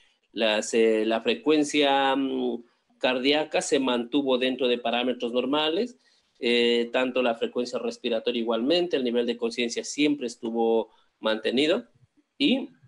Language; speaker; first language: Spanish; native; Spanish